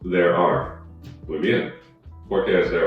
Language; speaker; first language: Spanish; non-native, fluent; English